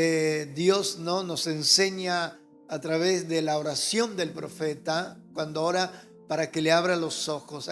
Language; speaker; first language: Spanish; native; Spanish